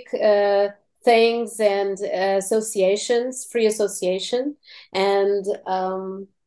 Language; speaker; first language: English; non-native, fluent; Portuguese